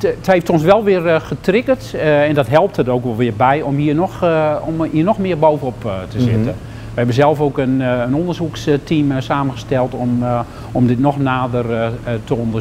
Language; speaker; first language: Dutch; native; Dutch